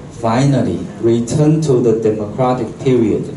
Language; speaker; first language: English; non-native, local second language; Chinese